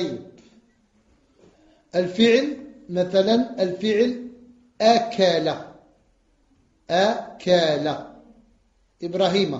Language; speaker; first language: Arabic; non-native, fluent; French